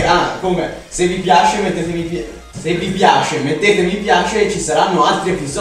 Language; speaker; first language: Italian; native; Italian